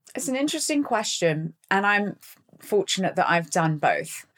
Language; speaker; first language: English; native; English